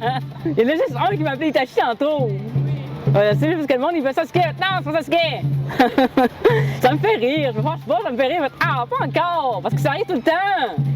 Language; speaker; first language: French; native; French